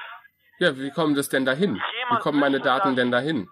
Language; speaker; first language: German; native; German